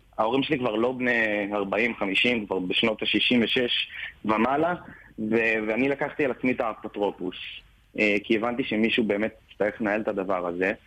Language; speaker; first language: Hebrew; native; Hebrew